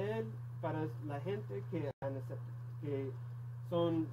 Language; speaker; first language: Spanish; non-native, fluent; English